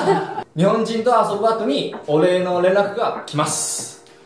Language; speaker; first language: Japanese; non-native, fluent; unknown